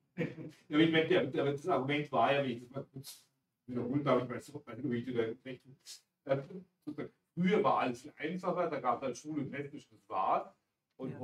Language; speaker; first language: German; native; German